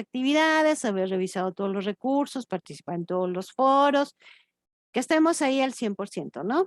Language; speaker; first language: Spanish; native; Spanish